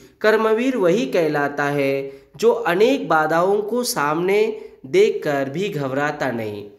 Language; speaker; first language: Hindi; native; Hindi